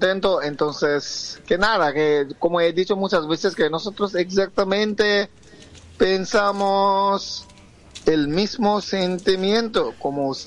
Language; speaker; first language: Spanish; non-native, fluent; Bangla